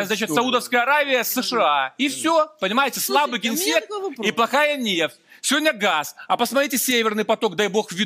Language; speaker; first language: Russian; native; Russian